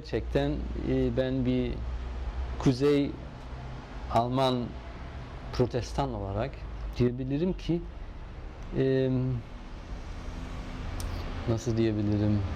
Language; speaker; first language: Turkish; non-native, fluent; German